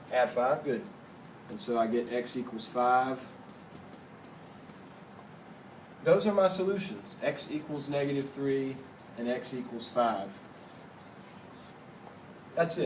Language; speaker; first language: English; native; English